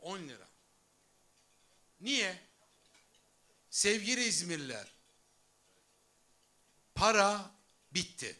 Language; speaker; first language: Turkish; native; Turkish